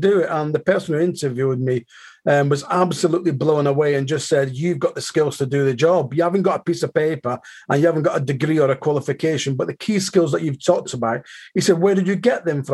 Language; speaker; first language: English; native; English